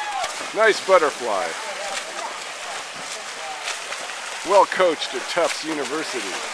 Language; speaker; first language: English; native; English